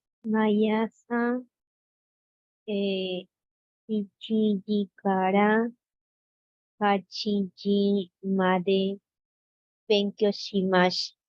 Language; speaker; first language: Japanese; non-native, learner; Spanish